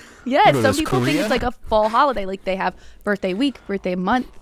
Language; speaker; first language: English; native; English